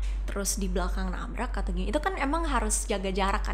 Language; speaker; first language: Indonesian; early bilingual, heritage; Indonesian